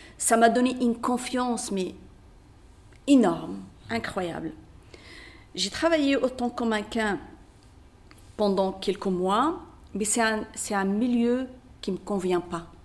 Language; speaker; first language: French; non-native, local second language; Berber languages